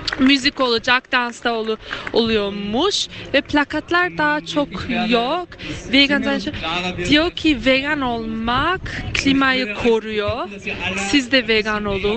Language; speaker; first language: Turkish; early bilingual, heritage; Turkish